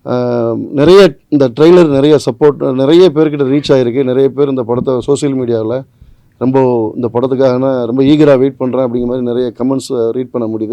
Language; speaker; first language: Tamil; native; Tamil